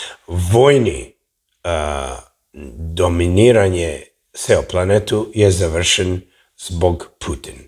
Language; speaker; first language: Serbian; early bilingual, heritage; English